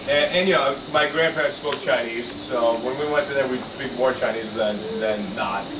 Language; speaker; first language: English; native; English